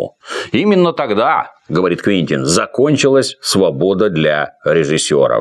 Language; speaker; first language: Russian; native; Russian